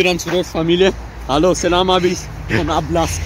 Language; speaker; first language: German; early bilingual, other home language; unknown